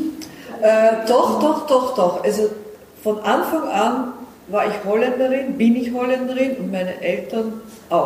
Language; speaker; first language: German; non-native, fluent; Dutch